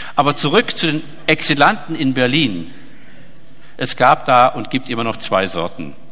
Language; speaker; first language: German; native; German